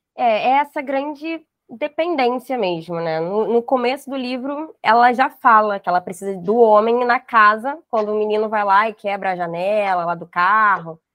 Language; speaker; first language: Portuguese; native; Portuguese